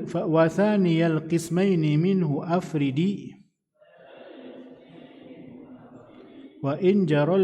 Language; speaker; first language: Arabic; non-native, fluent; Indonesian